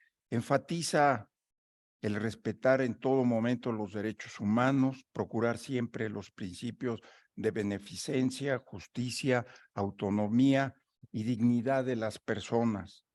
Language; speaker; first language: Spanish; native; Spanish